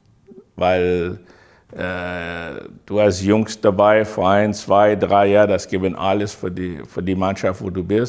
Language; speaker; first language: German; non-native, fluent; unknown